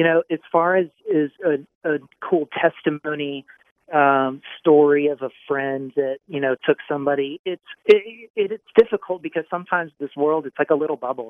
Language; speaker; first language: English; native; English